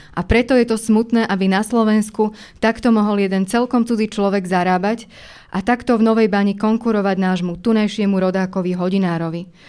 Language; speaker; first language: Slovak; native; Slovak